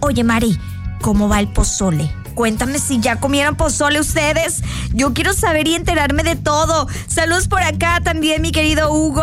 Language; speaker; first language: Spanish; native; Spanish